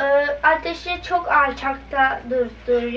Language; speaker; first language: Turkish; non-native, learner; Urdu